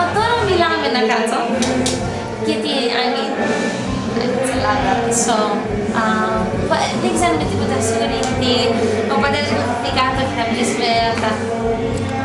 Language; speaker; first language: Greek; early bilingual, heritage; English